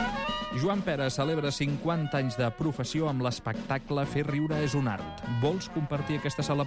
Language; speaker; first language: Catalan; native; Catalan